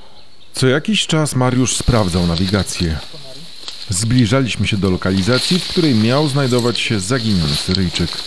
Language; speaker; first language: Polish; native; Polish